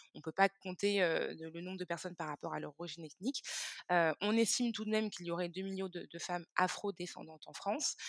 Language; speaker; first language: French; early bilingual, other home language; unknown